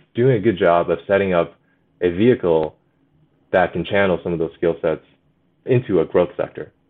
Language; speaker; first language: English; early bilingual, other home language; Chinese